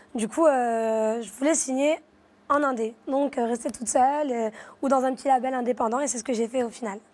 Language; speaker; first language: French; native; French